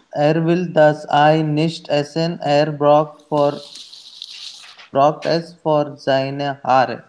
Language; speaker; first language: German; non-native, learner; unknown